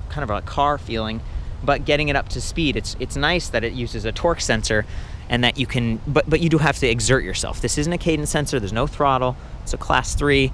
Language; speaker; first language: English; native; English